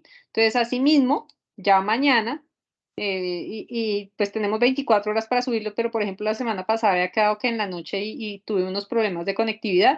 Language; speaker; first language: Spanish; native; Spanish